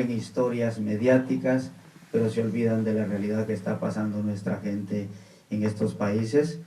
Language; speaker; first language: Spanish; native; Spanish